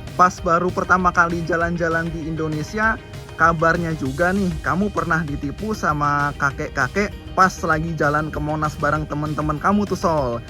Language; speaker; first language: Indonesian; native; Indonesian